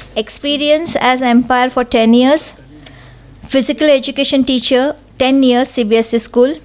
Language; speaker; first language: English; non-native, local second language; Marathi